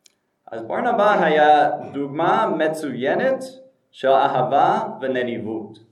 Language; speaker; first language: Hebrew; non-native, fluent; English